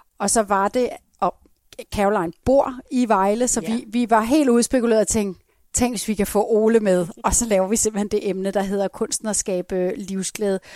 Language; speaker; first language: Danish; native; Danish